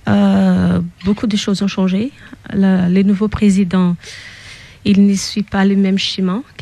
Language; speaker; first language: French; non-native, fluent; Portuguese